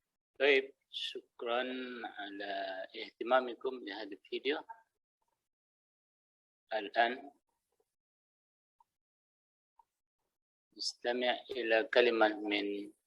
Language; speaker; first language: Arabic; non-native, fluent; Indonesian